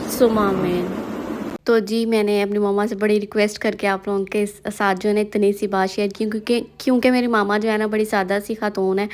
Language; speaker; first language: Urdu; non-native, local second language; Punjabi